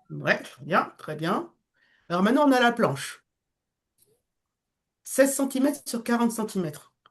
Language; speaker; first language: French; native; French